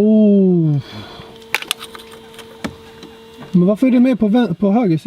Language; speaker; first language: Swedish; native; Swedish